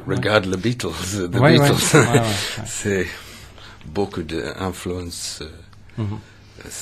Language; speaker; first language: French; non-native, learner; English